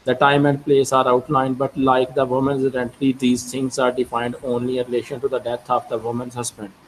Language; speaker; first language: English; non-native, local second language; Urdu